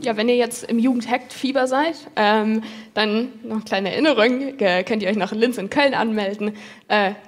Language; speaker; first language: German; native; German